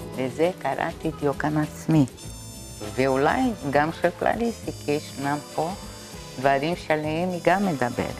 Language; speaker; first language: Hebrew; non-native, fluent; Portuguese